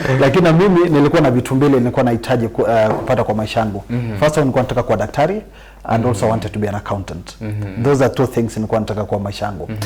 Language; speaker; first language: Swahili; non-native, local second language; Gusii